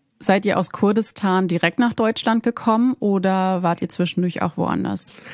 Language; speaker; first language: German; native; German